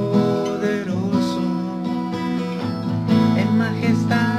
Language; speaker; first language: Spanish; native; Spanish